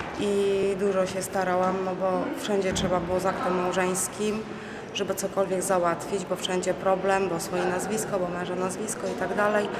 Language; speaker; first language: Polish; non-native, fluent; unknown